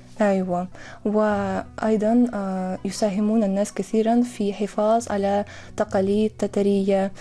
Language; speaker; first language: Arabic; non-native, fluent; Tatar